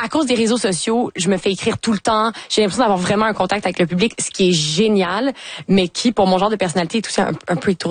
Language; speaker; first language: French; native; French